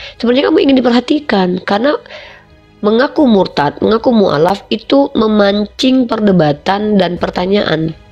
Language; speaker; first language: Indonesian; native; Indonesian